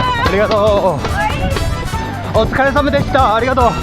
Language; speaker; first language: Japanese; non-native, learner; Chinese